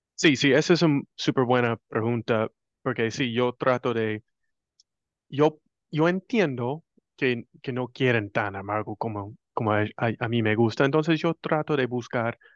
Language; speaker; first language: Spanish; non-native, fluent; English